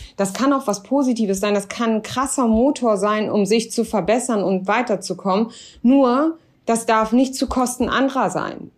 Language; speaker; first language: German; early bilingual, other home language; Arabic